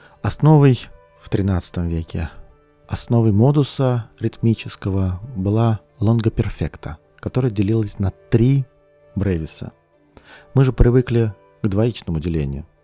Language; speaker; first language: Russian; native; Russian